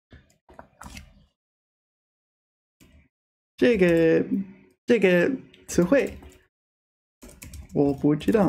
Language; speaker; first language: Chinese; non-native, learner; English